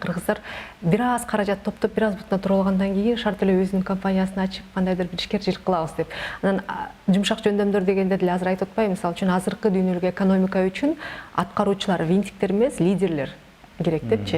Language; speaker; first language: Kyrgyz; native; Kyrgyz